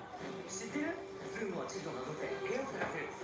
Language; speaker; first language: Japanese; native; Japanese